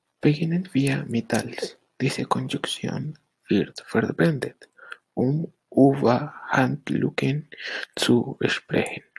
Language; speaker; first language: German; non-native, learner; Spanish